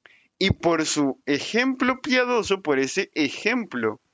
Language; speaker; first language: Spanish; native; Spanish